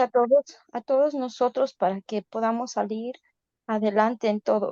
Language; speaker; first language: Spanish; native; Spanish